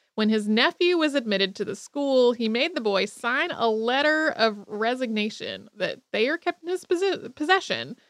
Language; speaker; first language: English; native; English